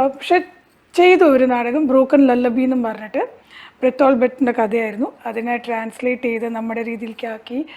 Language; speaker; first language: Malayalam; early bilingual, heritage; Malayalam